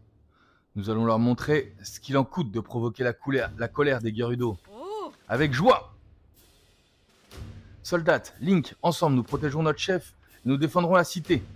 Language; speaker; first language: French; native; French